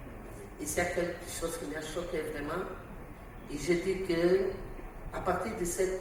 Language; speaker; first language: French; non-native, learner; Portuguese